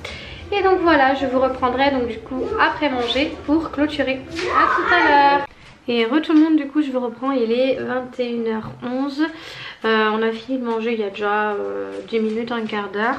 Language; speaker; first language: French; native; French